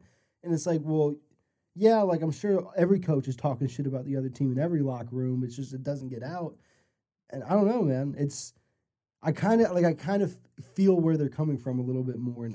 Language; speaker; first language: English; native; English